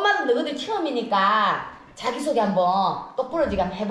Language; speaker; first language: Korean; native; Korean